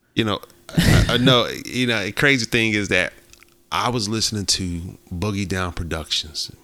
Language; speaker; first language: English; native; English